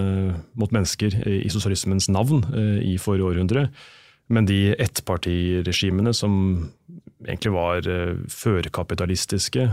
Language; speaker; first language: Norwegian; native; Norwegian